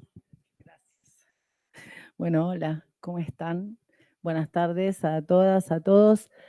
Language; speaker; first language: Spanish; native; Spanish